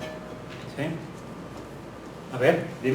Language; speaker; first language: Spanish; native; Spanish